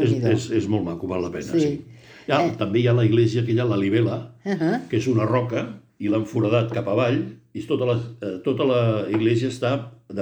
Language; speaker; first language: Catalan; native; Catalan